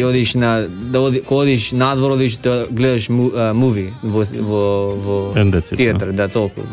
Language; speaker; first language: Macedonian; early bilingual, heritage; Macedonian